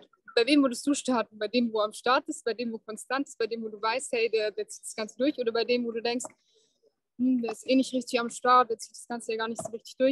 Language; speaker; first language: German; native; German